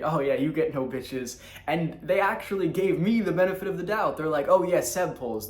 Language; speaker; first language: English; native; English